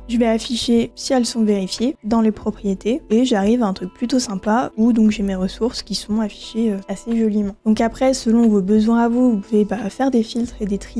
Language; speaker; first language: French; native; French